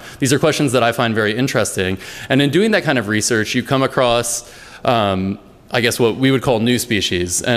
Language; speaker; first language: English; native; English